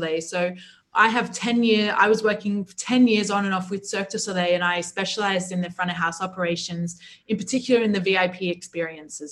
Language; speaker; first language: English; native; English